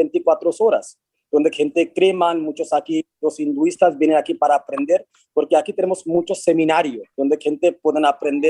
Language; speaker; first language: Spanish; non-native, fluent; Hindi